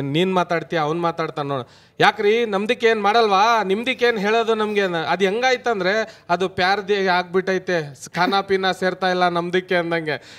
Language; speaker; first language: Kannada; non-native, local second language; Urdu